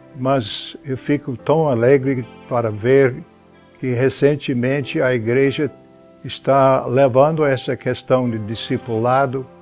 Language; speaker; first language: Portuguese; non-native, fluent; English